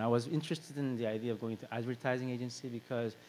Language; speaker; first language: English; non-native, fluent; Korean